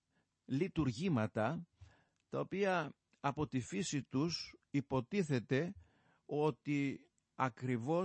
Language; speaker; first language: Greek; native; Greek